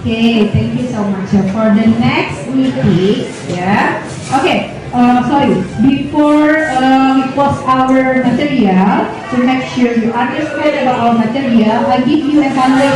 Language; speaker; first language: English; non-native, learner; Indonesian